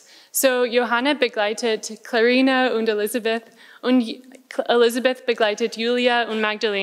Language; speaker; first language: German; non-native, fluent; English